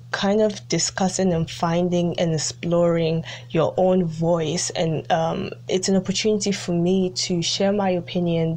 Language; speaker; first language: English; early bilingual, other home language; Italian